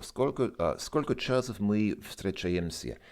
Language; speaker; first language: Russian; non-native, fluent; English